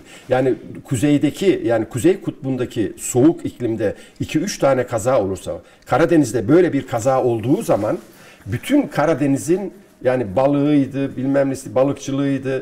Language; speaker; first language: Turkish; native; Turkish